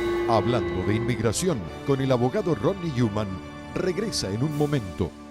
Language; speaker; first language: Spanish; native; Spanish